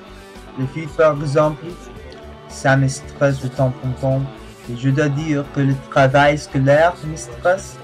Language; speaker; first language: French; non-native, learner; English